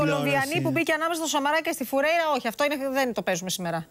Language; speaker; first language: Greek; native; Greek